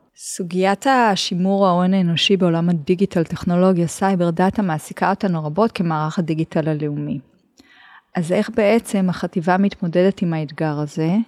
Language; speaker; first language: Hebrew; native; Hebrew